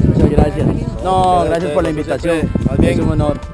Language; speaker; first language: Spanish; native; Spanish